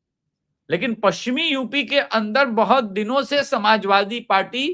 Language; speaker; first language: Hindi; native; Hindi